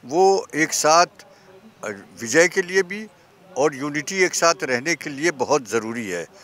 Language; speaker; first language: Hindi; native; Hindi